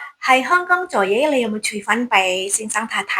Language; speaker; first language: Cantonese; native; Cantonese